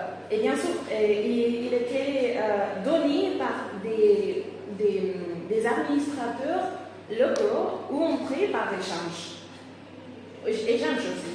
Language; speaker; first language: French; non-native, fluent; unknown